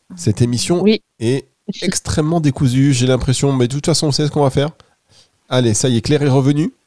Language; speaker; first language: French; native; French